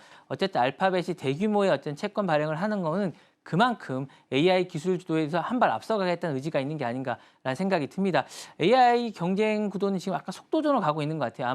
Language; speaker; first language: Korean; native; Korean